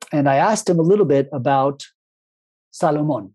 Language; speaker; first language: English; early bilingual, other home language; Spanish